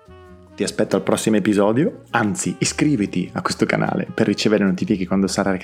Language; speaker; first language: Italian; native; Italian